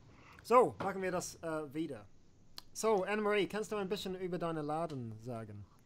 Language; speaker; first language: German; non-native, learner; English